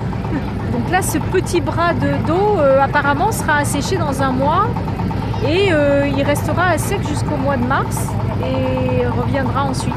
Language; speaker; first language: French; native; French